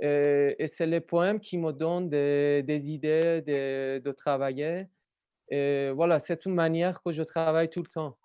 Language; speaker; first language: French; non-native, learner; Persian